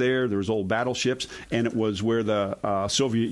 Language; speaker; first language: English; native; English